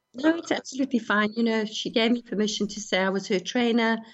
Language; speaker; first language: English; native; English